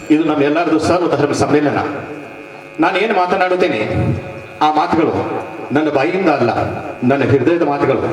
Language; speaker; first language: Kannada; non-native, local second language; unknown